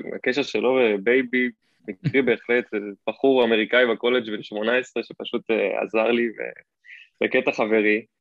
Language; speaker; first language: Hebrew; native; Hebrew